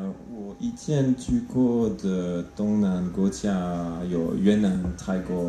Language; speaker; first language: Chinese; non-native, learner; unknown